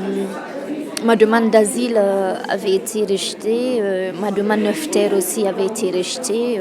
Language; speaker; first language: French; non-native, local second language; Fula